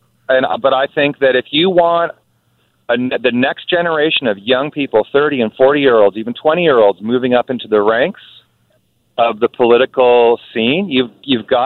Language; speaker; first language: English; native; English